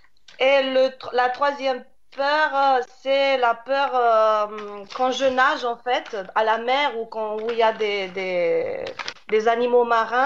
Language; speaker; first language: French; non-native, fluent; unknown